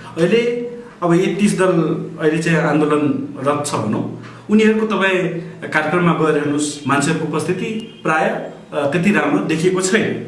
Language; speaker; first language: Nepali; non-native, local second language; Maithili